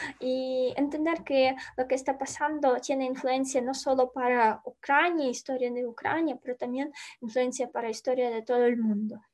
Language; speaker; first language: Spanish; non-native, learner; Ukrainian